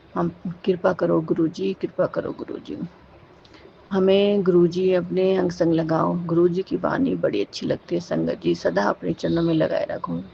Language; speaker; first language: Hindi; native; Hindi